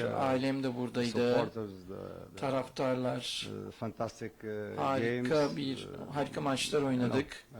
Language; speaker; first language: Turkish; non-native, learner; Portuguese